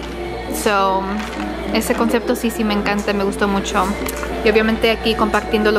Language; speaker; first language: Spanish; early bilingual, other home language; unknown